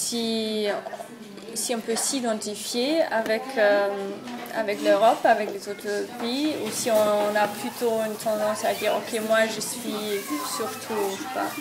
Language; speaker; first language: French; non-native, fluent; German